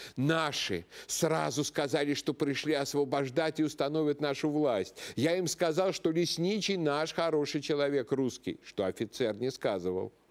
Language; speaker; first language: Russian; native; Russian